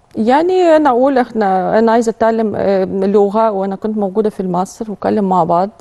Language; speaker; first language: Arabic; non-native, learner; Russian